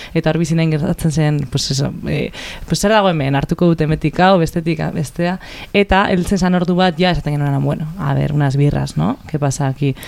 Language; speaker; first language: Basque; non-native, local second language; Spanish